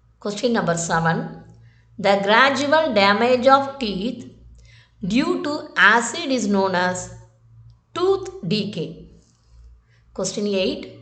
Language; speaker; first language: English; non-native, local second language; Tamil